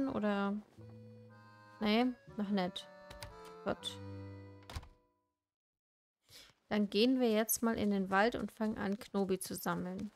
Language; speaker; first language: German; native; German